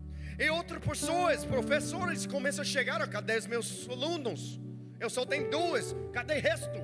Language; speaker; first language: Portuguese; non-native, learner; English